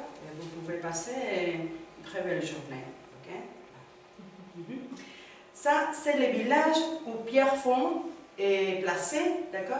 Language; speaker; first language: French; non-native, learner; Spanish